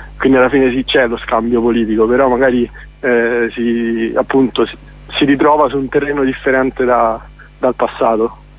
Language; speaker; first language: Italian; native; Italian